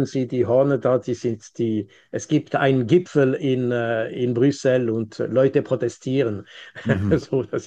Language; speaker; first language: German; non-native, local second language; French